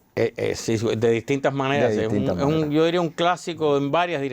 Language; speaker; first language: Spanish; native; Spanish